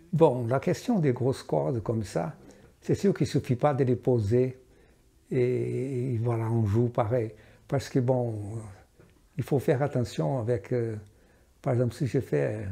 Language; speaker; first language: French; non-native, fluent; Portuguese